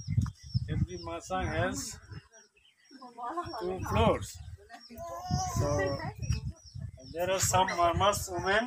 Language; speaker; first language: English; non-native, learner; Bangla